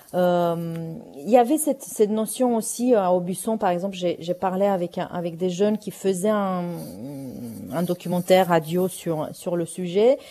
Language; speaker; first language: French; non-native, fluent; Romanian